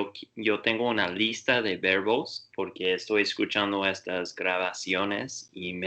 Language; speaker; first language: Spanish; non-native, learner; English